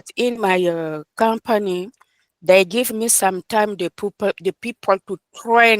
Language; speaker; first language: English; non-native, learner; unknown